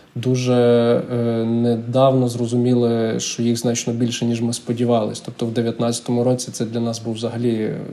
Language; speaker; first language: Ukrainian; native; Ukrainian